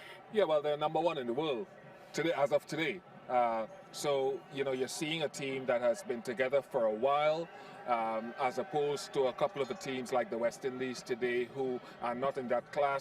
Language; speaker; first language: English; native; English